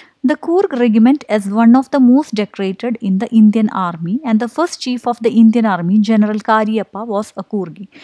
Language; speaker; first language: English; non-native, local second language; Malayalam